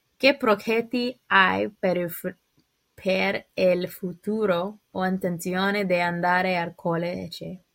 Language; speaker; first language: Italian; non-native, learner; English